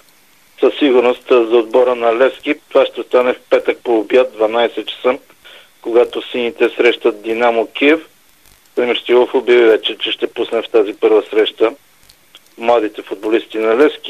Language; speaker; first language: Bulgarian; native; Bulgarian